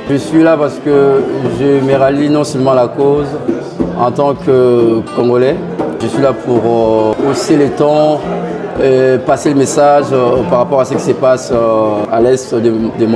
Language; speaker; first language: French; early bilingual, other home language; Lingala